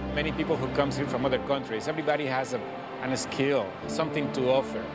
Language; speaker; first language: English; non-native, fluent; Spanish